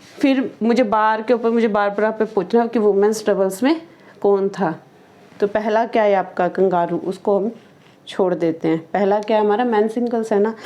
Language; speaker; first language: Hindi; native; Hindi